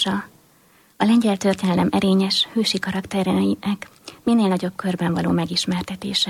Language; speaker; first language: Hungarian; native; Hungarian